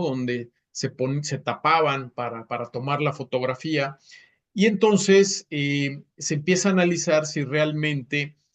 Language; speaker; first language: Spanish; native; Spanish